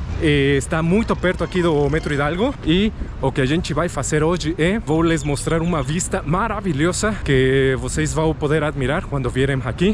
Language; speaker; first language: Portuguese; non-native, fluent; Spanish